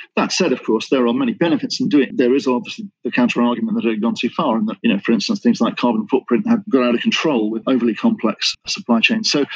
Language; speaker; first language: English; native; English